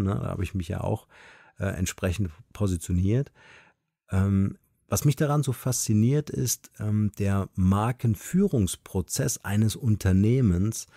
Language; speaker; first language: German; native; German